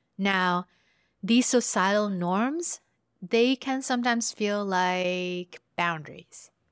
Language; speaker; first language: English; early bilingual, other home language; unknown